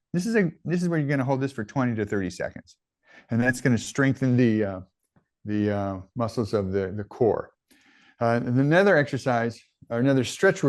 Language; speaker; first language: English; native; English